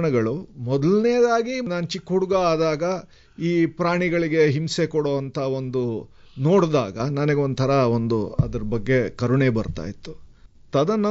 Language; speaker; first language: Kannada; native; Kannada